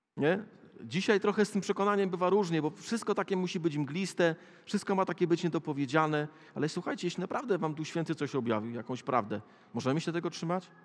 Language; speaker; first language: Polish; native; Polish